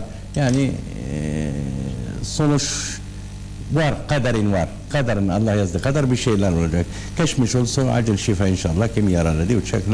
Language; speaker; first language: Turkish; non-native, learner; Arabic